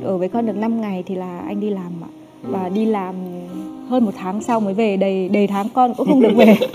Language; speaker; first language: Vietnamese; non-native, local second language; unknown